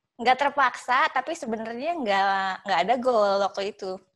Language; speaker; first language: Indonesian; native; Indonesian